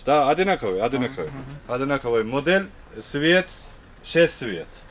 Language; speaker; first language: Russian; non-native, learner; Turkish